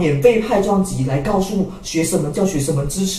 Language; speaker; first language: Chinese; native; Chinese